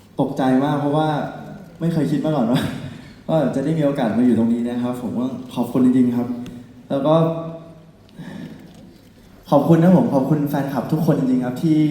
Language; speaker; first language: Thai; native; Thai